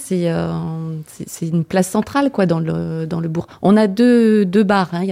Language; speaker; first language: French; native; French